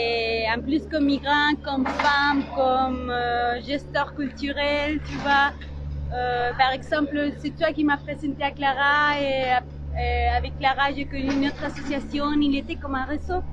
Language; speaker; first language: French; non-native, learner; Spanish